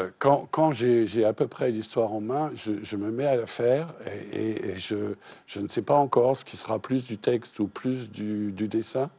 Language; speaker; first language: French; native; French